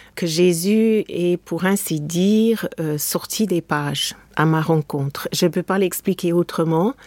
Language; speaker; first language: French; non-native, fluent; English